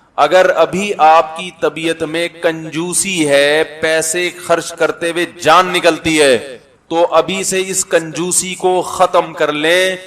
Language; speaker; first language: Urdu; native; Urdu